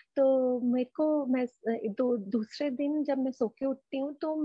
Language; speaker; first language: Hindi; native; Hindi